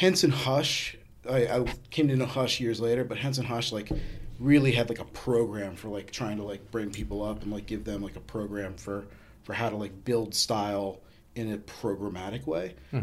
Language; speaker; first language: English; native; English